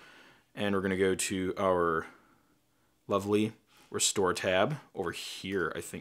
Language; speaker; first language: English; native; English